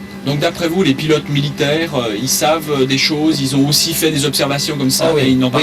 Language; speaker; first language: French; native; French